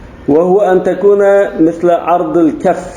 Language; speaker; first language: Arabic; non-native, fluent; Uzbek